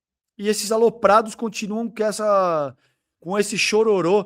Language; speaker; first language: Portuguese; native; Portuguese